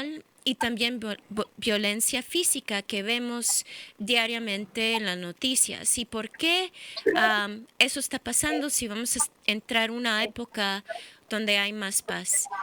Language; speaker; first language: Spanish; early bilingual, heritage; English